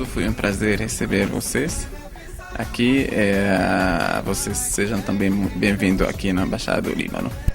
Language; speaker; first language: Portuguese; non-native, fluent; Arabic